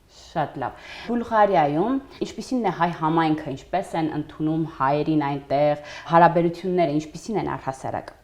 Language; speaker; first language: Armenian; native; Armenian